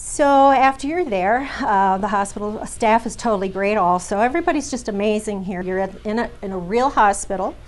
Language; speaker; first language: English; native; English